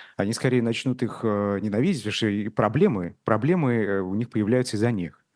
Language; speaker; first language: Russian; native; Russian